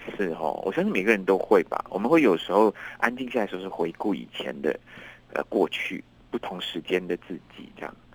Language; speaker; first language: Chinese; native; Chinese